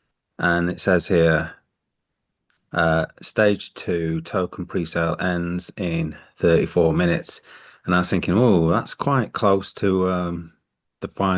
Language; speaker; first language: English; native; English